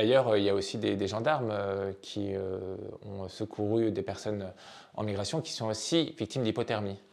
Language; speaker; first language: French; native; French